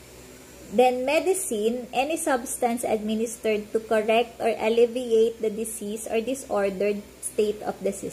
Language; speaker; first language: English; non-native, local second language; Filipino